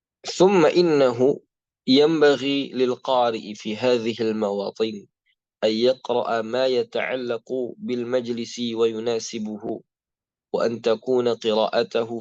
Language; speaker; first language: Arabic; non-native, fluent; Indonesian